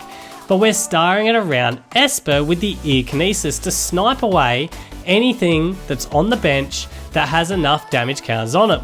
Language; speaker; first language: English; native; English